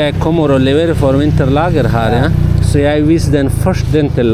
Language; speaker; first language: Norwegian; non-native, learner; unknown